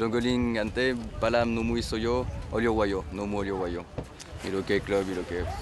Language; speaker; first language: Korean; non-native, learner; French